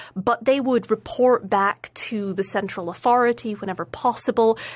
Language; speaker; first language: English; native; English